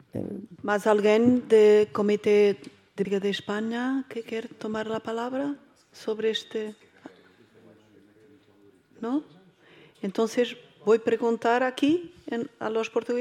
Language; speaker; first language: Spanish; non-native, fluent; Portuguese